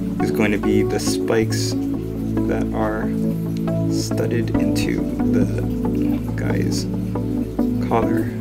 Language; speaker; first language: English; native; English